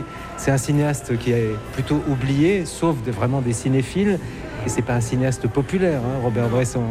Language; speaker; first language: French; native; French